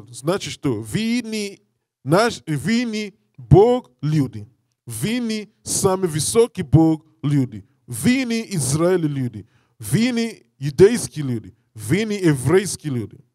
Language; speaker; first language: Russian; non-native, learner; English